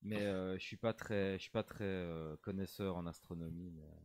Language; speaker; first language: French; native; French